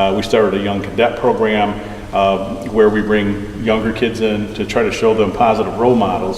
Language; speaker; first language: English; native; English